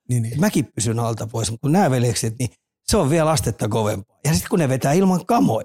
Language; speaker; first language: Finnish; native; Finnish